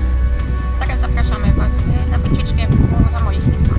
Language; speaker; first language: Polish; native; Polish